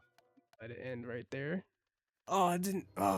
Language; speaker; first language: English; native; English